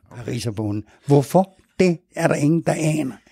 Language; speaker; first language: Danish; native; Danish